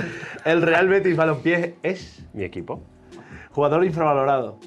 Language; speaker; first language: Spanish; native; Spanish